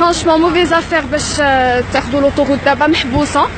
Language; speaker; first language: Arabic; native; Arabic